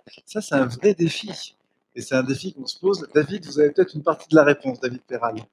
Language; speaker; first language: French; native; French